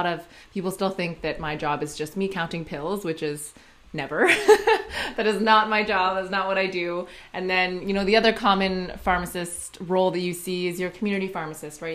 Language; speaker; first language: English; native; English